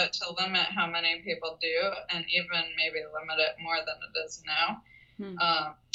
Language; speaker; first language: English; native; English